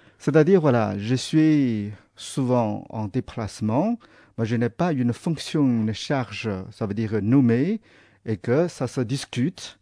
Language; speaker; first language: French; non-native, fluent; Chinese